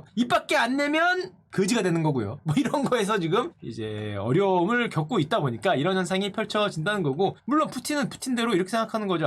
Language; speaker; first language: Korean; native; Korean